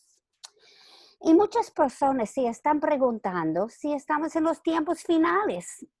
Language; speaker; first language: Spanish; non-native, fluent; English